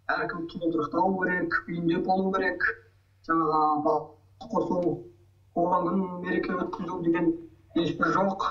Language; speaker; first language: Kazakh; early bilingual, heritage; Kazakh